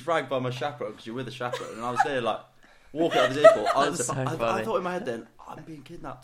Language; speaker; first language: English; native; English